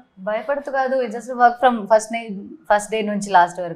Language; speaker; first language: Telugu; non-native, learner; Malayalam